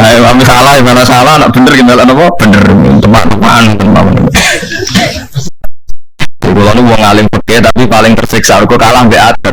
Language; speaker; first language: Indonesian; non-native, local second language; Javanese